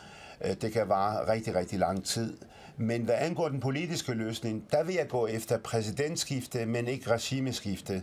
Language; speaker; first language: Danish; early bilingual, other home language; Arabic